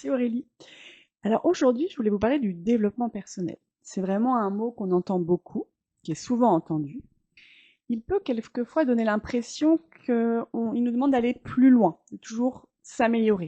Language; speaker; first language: French; native; French